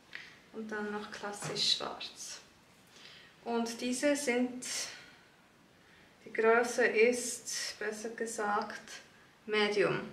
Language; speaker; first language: German; early bilingual, other home language; Turkish